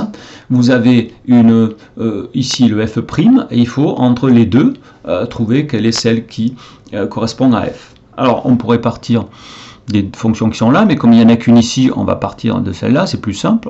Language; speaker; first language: French; native; French